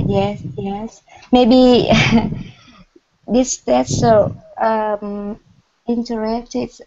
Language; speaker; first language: English; non-native, learner; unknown